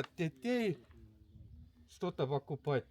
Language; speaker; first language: Russian; non-native, learner; Estonian